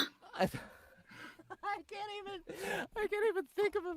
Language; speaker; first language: English; native; English